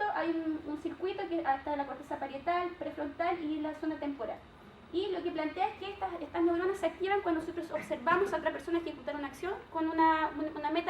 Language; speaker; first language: Spanish; native; Spanish